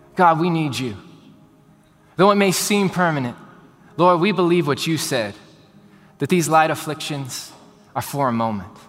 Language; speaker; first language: English; native; English